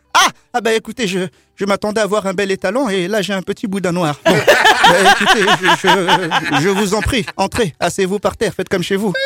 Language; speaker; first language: French; early bilingual, other home language; Lingala